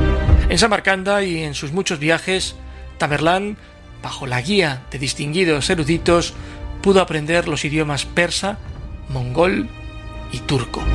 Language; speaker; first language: Spanish; native; Spanish